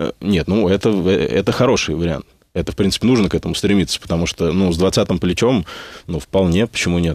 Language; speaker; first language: Russian; native; Russian